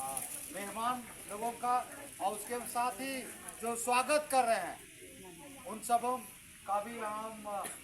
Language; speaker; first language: Hindi; native; Hindi